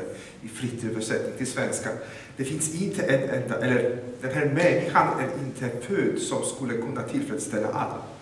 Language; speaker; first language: Swedish; non-native, fluent; Polish